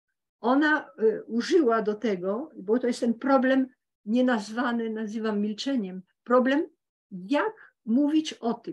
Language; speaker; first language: Polish; early bilingual, heritage; Polish